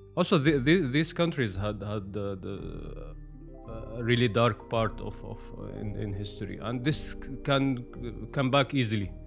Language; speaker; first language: English; non-native, fluent; Arabic